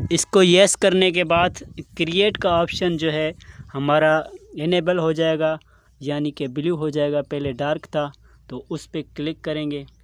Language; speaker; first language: Urdu; non-native, local second language; Sindhi